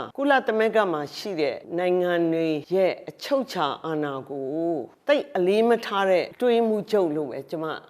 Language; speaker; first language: Burmese; native; Burmese